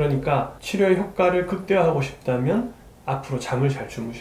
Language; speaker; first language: Korean; native; Korean